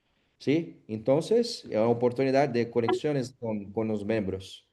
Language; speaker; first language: Spanish; non-native, learner; Portuguese